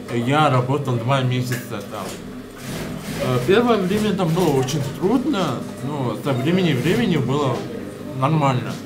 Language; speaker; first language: Russian; non-native, local second language; Kyrgyz